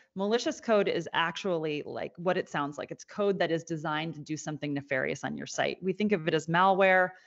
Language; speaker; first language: English; native; English